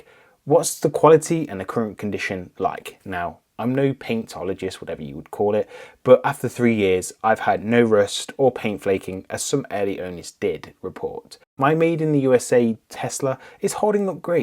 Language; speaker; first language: English; native; English